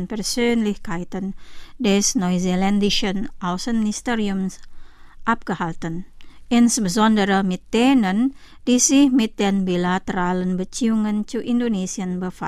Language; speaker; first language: German; non-native, fluent; Indonesian